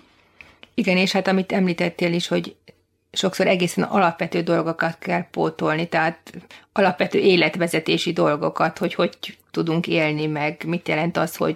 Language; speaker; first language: Hungarian; native; Hungarian